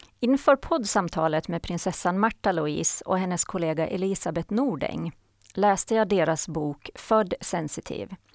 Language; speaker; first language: Swedish; native; Swedish